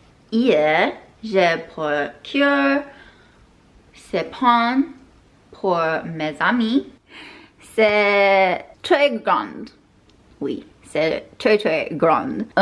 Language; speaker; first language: French; non-native, learner; English